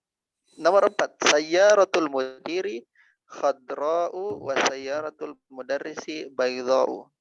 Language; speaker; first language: Arabic; non-native, fluent; Indonesian